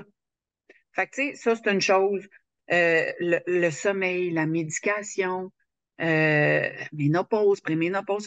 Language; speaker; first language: French; native; French